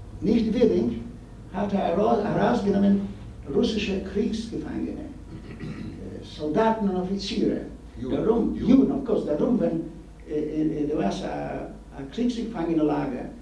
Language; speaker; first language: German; non-native, learner; Polish